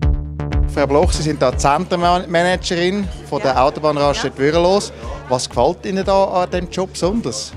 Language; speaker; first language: German; native; German